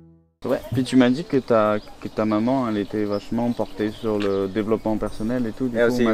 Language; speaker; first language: French; native; French